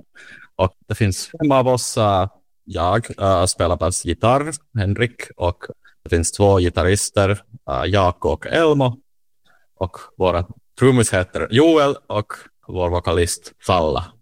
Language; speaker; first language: Swedish; non-native, learner; Finnish